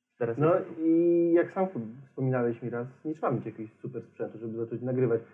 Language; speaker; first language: Polish; native; Polish